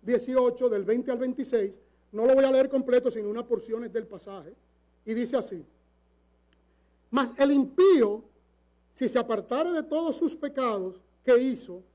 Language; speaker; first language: Spanish; native; Spanish